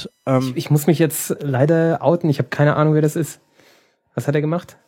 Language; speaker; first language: German; native; German